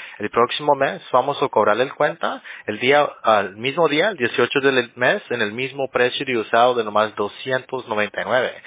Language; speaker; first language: Spanish; early bilingual, heritage; Spanish